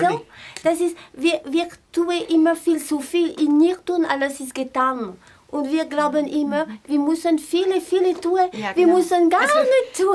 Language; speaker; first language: German; non-native, fluent; French